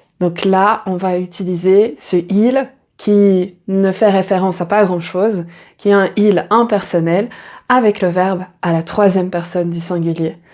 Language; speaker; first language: French; native; French